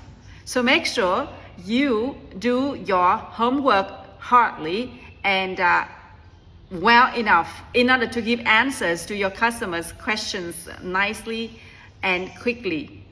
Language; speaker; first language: English; non-native, fluent; Vietnamese